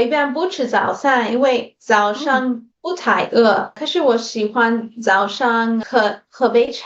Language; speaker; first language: Chinese; non-native, learner; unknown